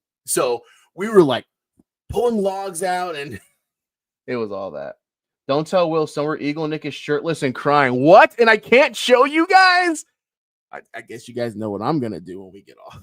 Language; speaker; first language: English; native; English